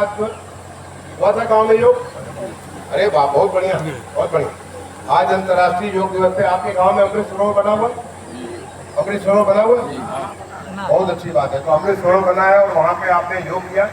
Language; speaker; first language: Hindi; native; Hindi